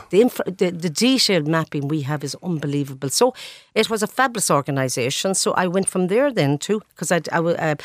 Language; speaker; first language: English; native; English